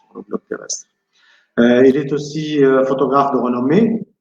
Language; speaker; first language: French; non-native, local second language; Arabic